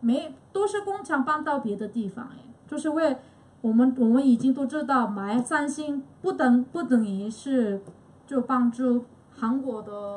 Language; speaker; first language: Chinese; non-native, fluent; Korean